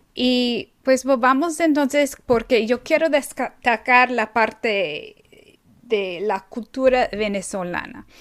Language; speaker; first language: Spanish; non-native, fluent; English